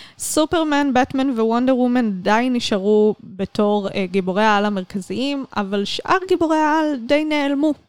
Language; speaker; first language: Hebrew; native; Hebrew